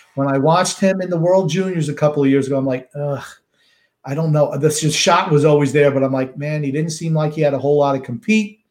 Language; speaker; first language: English; native; English